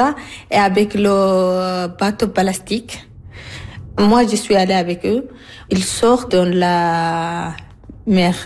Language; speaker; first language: French; non-native, learner; Arabic